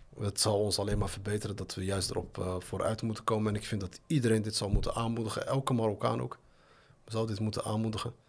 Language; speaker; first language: Dutch; early bilingual, other home language; Arabic